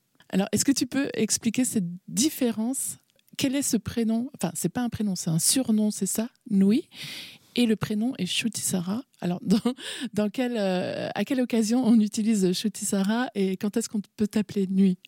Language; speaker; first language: French; native; French